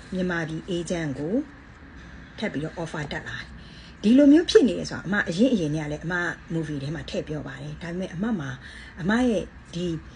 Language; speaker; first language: Burmese; native; Burmese